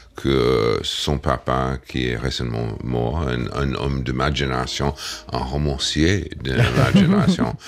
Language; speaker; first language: French; non-native, fluent; English